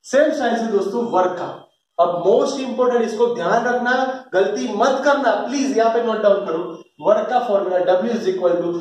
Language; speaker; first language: Hindi; non-native, local second language; Gujarati